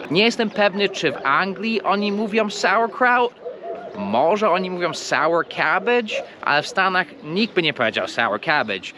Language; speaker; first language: Polish; early bilingual, heritage; English